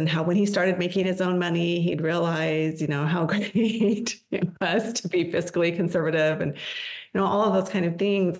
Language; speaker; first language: English; native; English